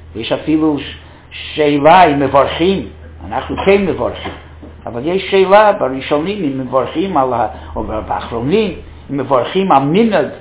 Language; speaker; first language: Hebrew; non-native, fluent; English